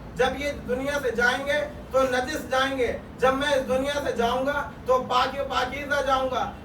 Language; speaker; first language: Urdu; native; Urdu